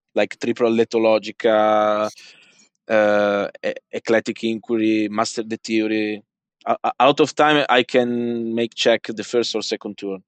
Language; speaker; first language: English; non-native, fluent; Italian